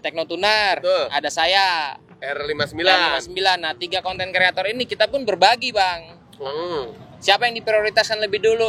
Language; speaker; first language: Indonesian; native; Indonesian